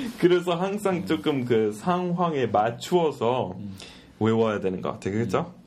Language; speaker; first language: Korean; non-native, fluent; English